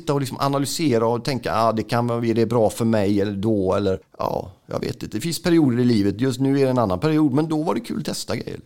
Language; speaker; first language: Swedish; native; Swedish